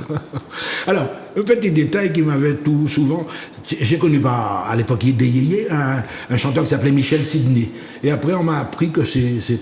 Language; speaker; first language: French; native; French